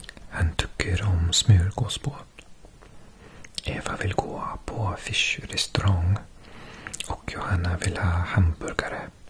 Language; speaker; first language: Swedish; non-native, learner; Welsh